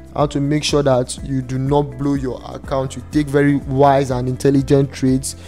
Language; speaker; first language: English; non-native, local second language; Yoruba